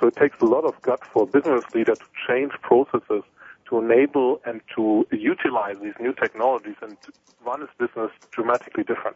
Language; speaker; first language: English; non-native, fluent; Italian